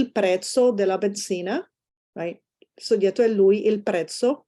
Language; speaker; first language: Italian; non-native, fluent; Spanish